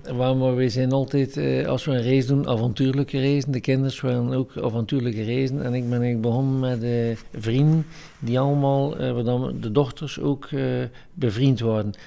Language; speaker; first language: Dutch; native; Dutch